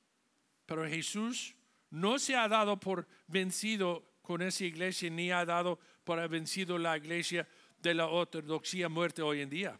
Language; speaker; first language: Spanish; non-native, fluent; English